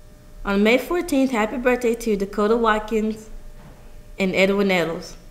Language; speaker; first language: English; native; English